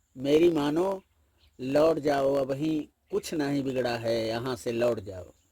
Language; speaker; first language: Hindi; native; Hindi